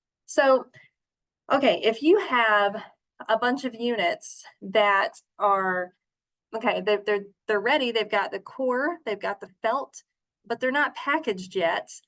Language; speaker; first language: English; native; English